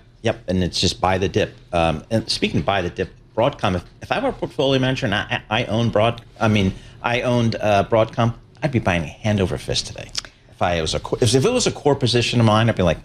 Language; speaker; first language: English; native; English